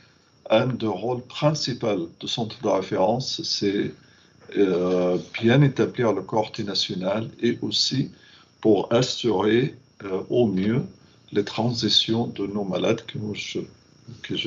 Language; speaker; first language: French; non-native, fluent; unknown